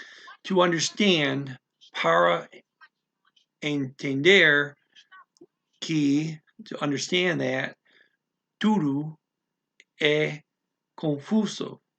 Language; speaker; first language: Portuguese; non-native, learner; English